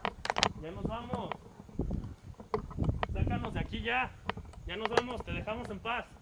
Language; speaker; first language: Spanish; native; Spanish